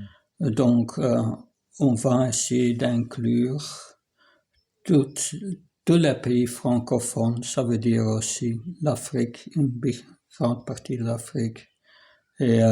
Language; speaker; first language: French; non-native, fluent; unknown